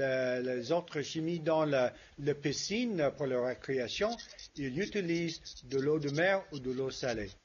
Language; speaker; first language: French; non-native, fluent; English